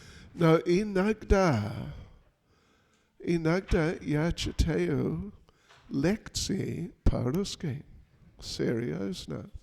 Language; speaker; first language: Russian; non-native, learner; English